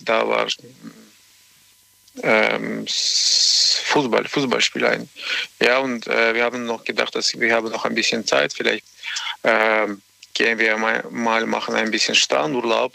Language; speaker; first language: German; non-native, learner; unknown